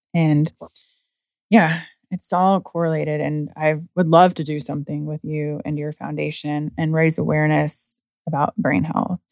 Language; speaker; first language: English; native; English